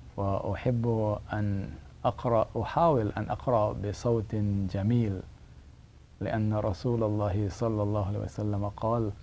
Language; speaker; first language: Arabic; non-native, learner; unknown